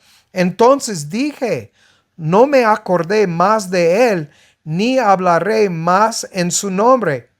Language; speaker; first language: Spanish; non-native, fluent; English